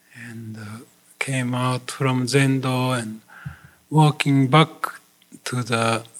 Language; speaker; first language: English; non-native, fluent; Japanese